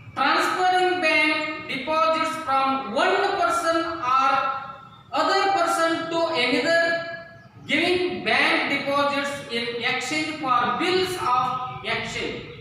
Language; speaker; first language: English; non-native, local second language; Kannada